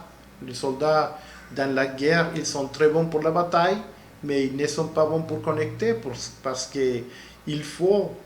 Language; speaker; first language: French; non-native, learner; Spanish